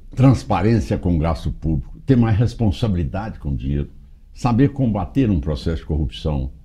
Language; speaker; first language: Portuguese; native; Portuguese